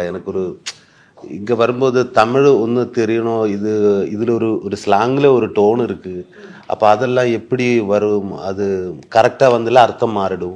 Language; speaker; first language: Tamil; non-native, learner; Malayalam